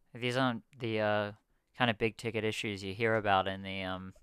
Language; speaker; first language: English; native; English